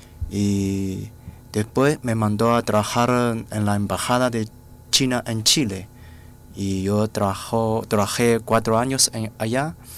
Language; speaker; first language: Spanish; non-native, fluent; Chinese